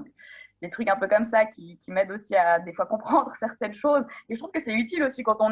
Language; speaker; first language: French; native; French